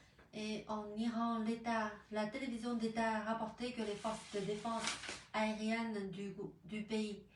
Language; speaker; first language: French; non-native, fluent; Chinese